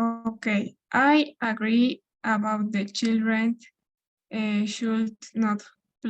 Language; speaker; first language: English; non-native, learner; Spanish